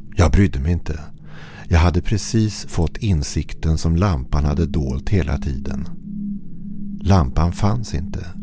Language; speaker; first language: Swedish; native; Swedish